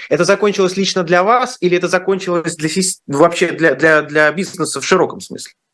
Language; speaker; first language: Russian; native; Russian